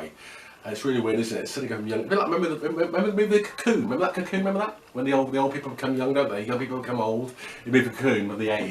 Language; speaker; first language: English; native; English